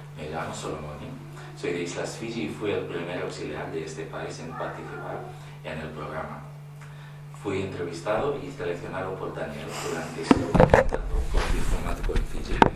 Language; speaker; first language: Spanish; non-native, fluent; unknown